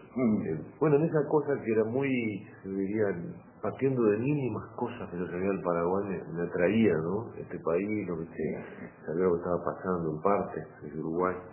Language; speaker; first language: Spanish; native; Spanish